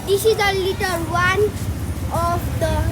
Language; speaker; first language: English; non-native, learner; Nepali